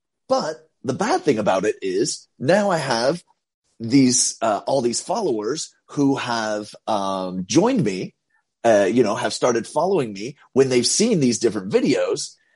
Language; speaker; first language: English; native; English